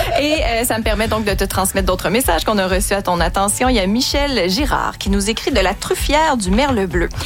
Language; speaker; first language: French; native; French